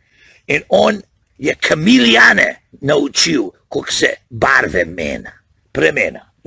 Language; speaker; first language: Slovenian; early bilingual, heritage; Slovenian